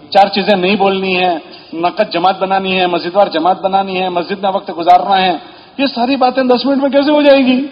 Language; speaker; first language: Urdu; native; Urdu